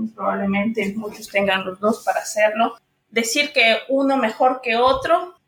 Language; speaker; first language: Spanish; native; Spanish